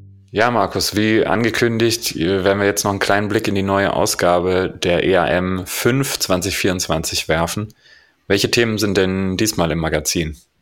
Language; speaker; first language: German; native; German